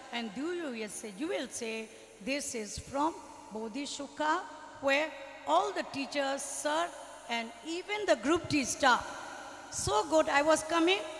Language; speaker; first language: English; non-native, fluent; Burmese